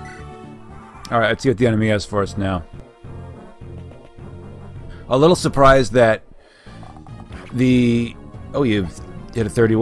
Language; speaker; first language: English; native; English